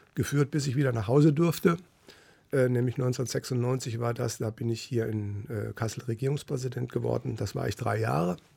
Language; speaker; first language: German; native; German